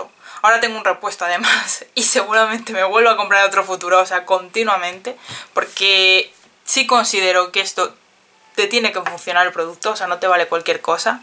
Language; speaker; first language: Spanish; native; Spanish